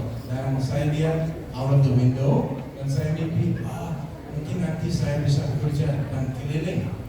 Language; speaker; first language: Indonesian; non-native, fluent; Danish